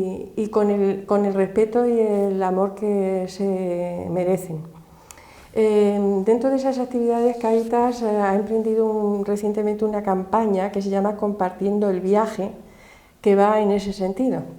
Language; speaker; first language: Spanish; native; Spanish